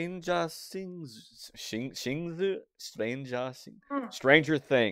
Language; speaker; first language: Japanese; non-native, learner; English